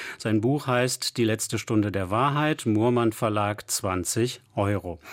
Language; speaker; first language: German; native; German